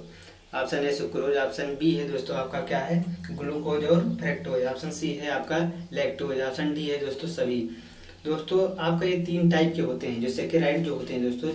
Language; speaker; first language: Hindi; native; Hindi